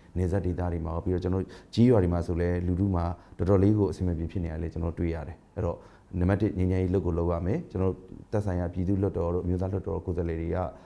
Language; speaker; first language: Burmese; native; Burmese